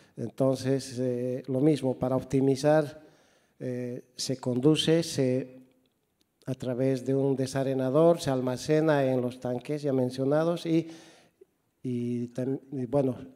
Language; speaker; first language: Spanish; native; Spanish